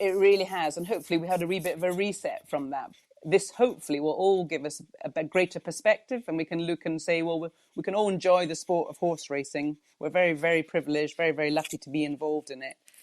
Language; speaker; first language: English; native; English